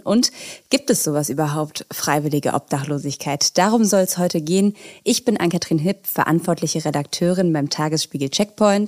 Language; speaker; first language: German; native; German